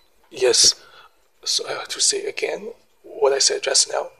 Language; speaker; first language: English; non-native, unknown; Chinese